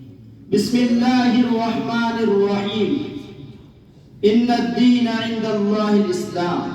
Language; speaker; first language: Arabic; non-native, learner; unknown